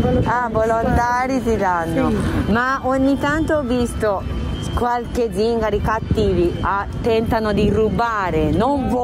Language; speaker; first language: Italian; non-native, fluent; Japanese